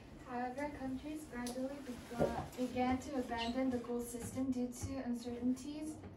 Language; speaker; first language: English; non-native, learner; Korean